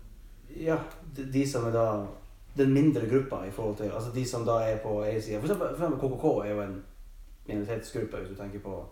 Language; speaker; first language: Norwegian; native; Norwegian